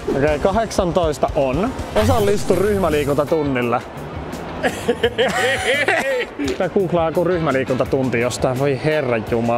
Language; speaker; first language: Finnish; native; Finnish